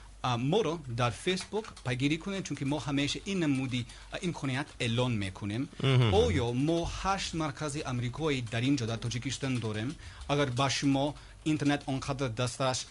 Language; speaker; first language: Persian; non-native, learner; English